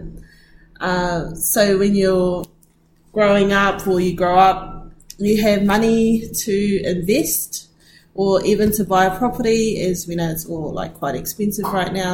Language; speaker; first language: English; native; English